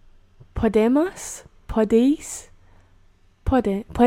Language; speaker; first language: Spanish; non-native, learner; English